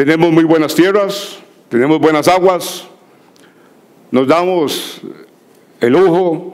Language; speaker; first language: Spanish; native; Spanish